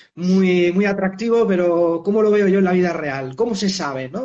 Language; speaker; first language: Spanish; native; Spanish